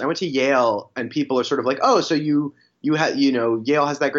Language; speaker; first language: English; native; English